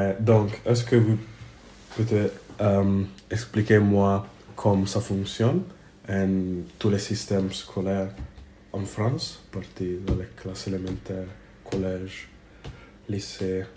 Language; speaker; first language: French; non-native, fluent; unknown